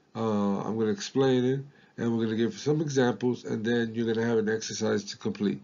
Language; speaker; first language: English; non-native, local second language; Spanish